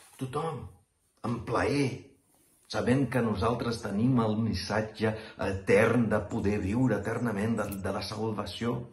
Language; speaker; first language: Catalan; non-native, fluent; Portuguese